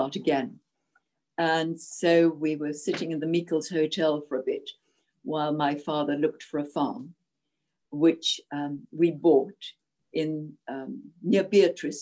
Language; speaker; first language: English; non-native, local second language; Czech